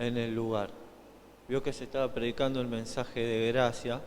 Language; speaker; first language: Spanish; native; Spanish